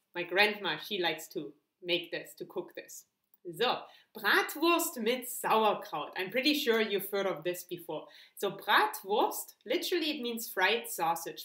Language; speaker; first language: English; non-native, fluent; German